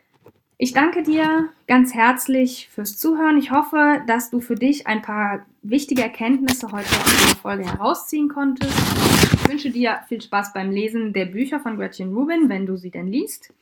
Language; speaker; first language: German; native; German